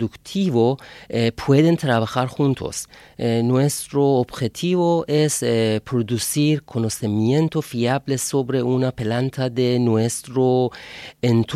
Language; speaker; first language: Spanish; non-native, fluent; Persian